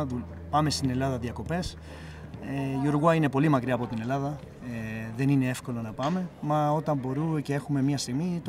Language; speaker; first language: Greek; non-native, fluent; Spanish